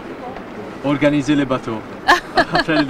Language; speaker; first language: French; non-native, learner; Italian